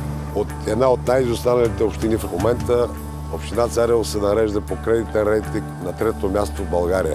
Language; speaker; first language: Bulgarian; native; Bulgarian